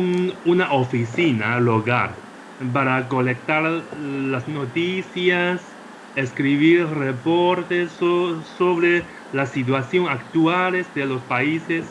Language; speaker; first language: Spanish; non-native, fluent; Chinese